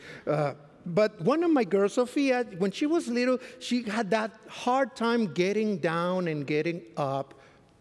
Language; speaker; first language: English; non-native, fluent; Spanish